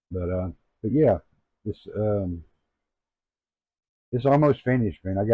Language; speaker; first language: English; native; English